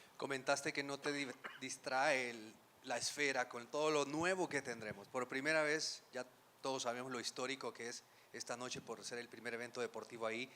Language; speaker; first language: Spanish; native; Spanish